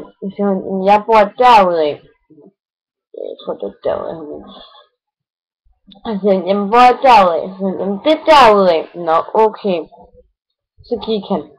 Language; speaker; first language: Danish; native; Danish